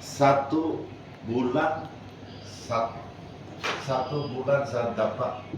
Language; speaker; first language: Indonesian; non-native, learner; Chinese